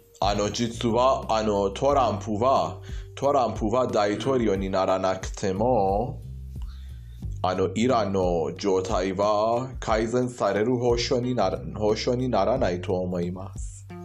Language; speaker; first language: Japanese; non-native, fluent; Persian